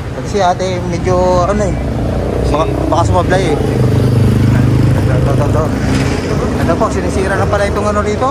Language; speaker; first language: Filipino; native; Filipino